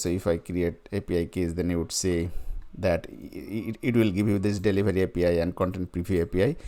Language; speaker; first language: English; non-native, fluent; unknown